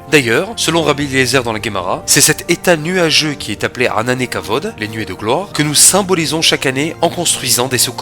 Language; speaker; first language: French; native; French